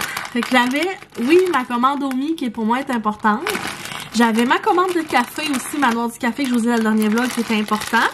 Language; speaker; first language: French; native; French